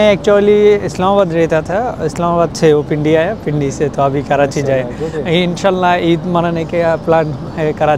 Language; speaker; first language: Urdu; non-native, learner; Bangla